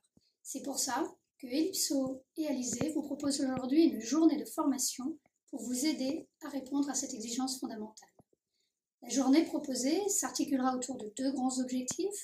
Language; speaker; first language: French; native; French